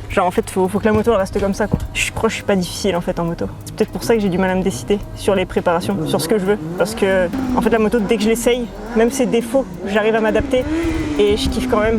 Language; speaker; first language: French; native; French